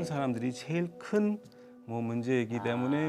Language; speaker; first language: Korean; non-native, fluent; Urdu